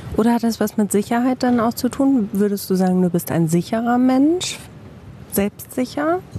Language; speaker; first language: German; native; German